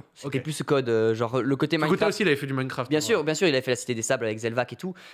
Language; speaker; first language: French; native; French